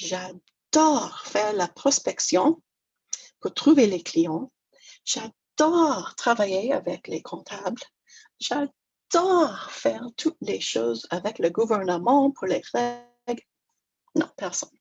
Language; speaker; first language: French; non-native, fluent; English